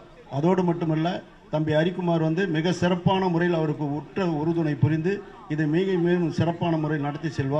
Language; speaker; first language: Tamil; native; Tamil